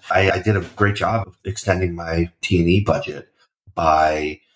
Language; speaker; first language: English; native; English